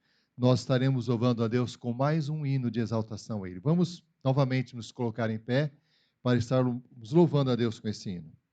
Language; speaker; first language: Portuguese; native; Portuguese